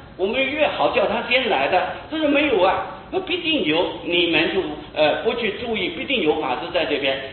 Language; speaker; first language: Chinese; non-native, local second language; Hakka Chinese